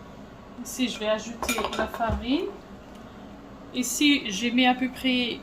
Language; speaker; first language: French; non-native, fluent; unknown